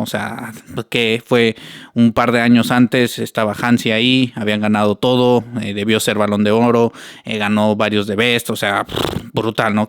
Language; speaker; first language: Spanish; native; Spanish